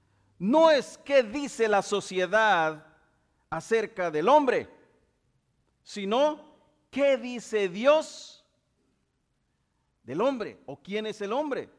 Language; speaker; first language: Spanish; native; Spanish